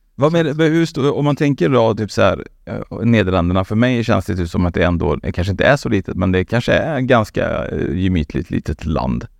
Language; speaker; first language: Swedish; native; Swedish